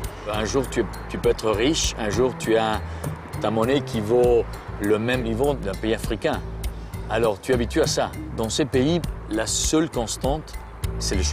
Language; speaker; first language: French; non-native, fluent; Spanish